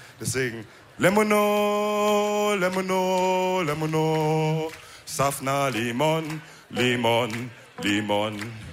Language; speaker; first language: German; early bilingual, other home language; Wolof